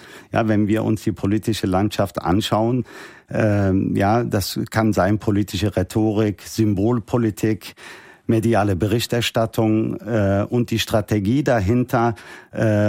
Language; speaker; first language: German; early bilingual, other home language; Turkish